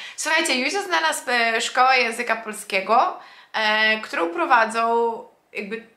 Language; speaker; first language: Polish; native; Polish